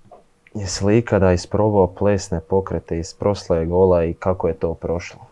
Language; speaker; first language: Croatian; early bilingual, heritage; Croatian